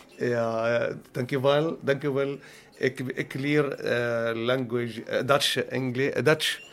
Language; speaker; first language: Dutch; non-native, learner; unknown